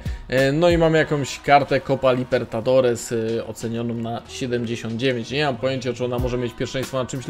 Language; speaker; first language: Polish; native; Polish